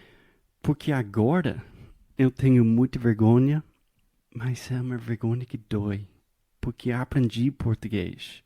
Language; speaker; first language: Portuguese; non-native, fluent; English